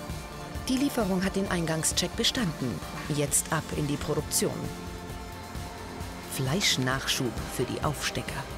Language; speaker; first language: German; native; German